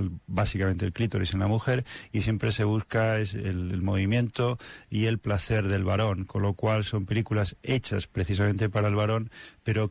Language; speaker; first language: Spanish; native; Spanish